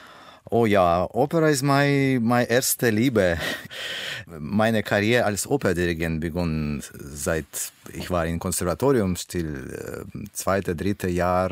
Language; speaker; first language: German; non-native, learner; Russian